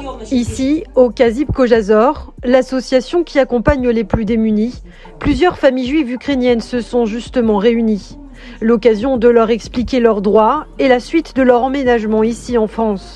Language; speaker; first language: French; native; French